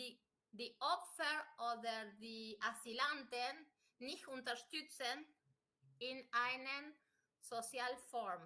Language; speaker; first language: German; non-native, fluent; Spanish